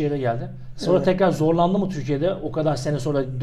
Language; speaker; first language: Turkish; native; Turkish